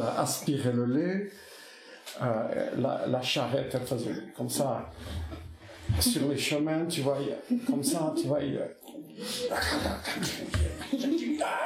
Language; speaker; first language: French; non-native, local second language; Basque